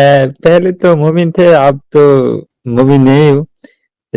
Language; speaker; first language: Hindi; non-native, learner; Bangla